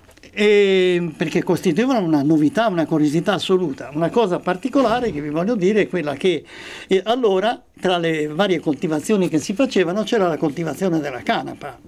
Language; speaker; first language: Italian; native; Italian